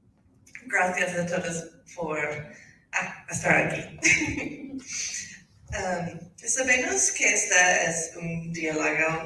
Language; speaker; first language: Spanish; non-native, learner; English